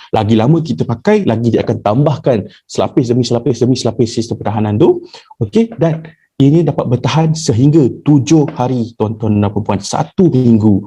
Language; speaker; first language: Malay; native; Malay